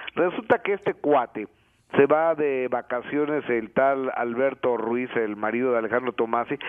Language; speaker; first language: Spanish; native; Spanish